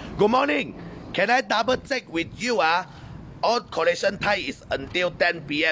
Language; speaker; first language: English; non-native, local second language; Chinese